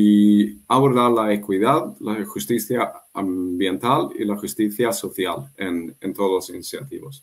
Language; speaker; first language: Spanish; non-native, fluent; Swedish